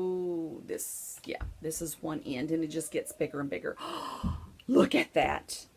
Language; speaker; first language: English; native; English